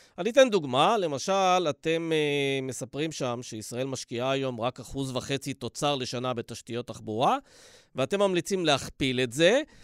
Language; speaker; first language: Hebrew; native; Hebrew